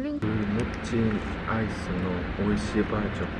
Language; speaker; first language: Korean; non-native, learner; Japanese